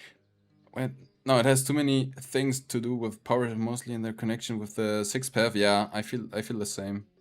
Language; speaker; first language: English; non-native, fluent; German